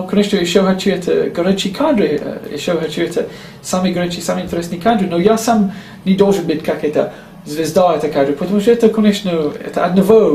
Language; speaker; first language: Russian; non-native, learner; English